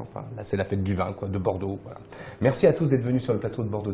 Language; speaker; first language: French; native; French